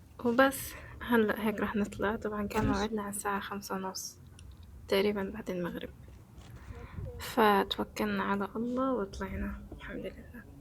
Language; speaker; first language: Arabic; native; Arabic